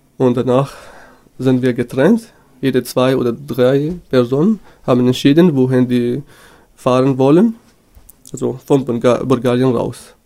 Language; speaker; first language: German; non-native, fluent; Kurdish